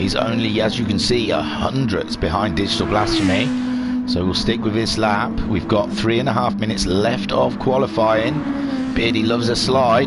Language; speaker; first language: English; native; English